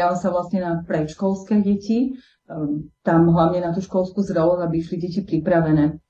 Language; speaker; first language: Slovak; native; Slovak